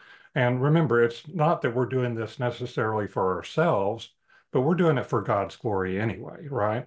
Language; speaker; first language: English; native; English